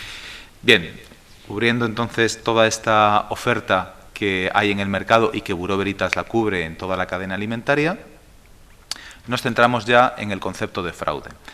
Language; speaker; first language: Spanish; native; Spanish